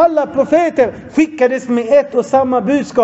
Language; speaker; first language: Swedish; non-native, fluent; Arabic